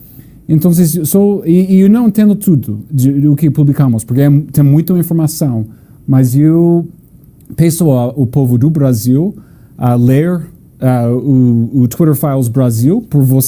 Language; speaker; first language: Portuguese; non-native, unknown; English